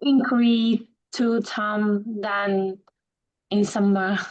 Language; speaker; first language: English; non-native, learner; Vietnamese